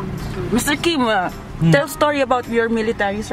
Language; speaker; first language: English; non-native, local second language; Filipino